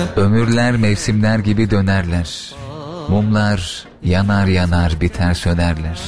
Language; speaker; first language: Turkish; native; Turkish